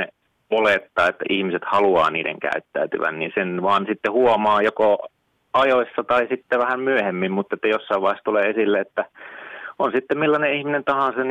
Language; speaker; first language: Finnish; native; Finnish